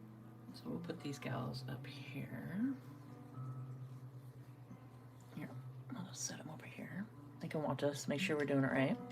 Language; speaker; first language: English; native; English